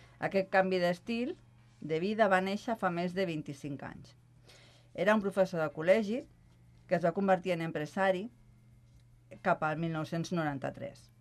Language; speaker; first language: Catalan; non-native, local second language; Spanish